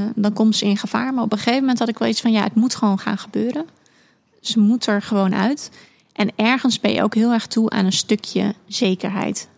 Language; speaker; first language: Dutch; native; Dutch